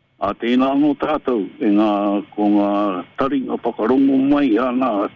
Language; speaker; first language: Māori; non-native, local second language; English